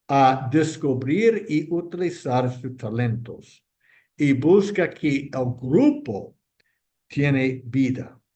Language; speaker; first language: Spanish; non-native, fluent; English